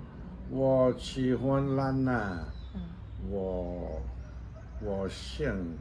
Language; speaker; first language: Chinese; non-native, learner; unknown